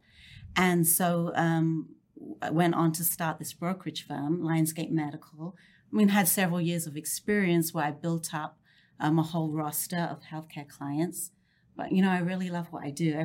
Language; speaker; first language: English; native; English